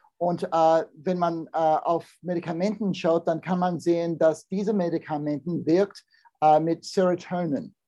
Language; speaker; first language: German; non-native, learner; English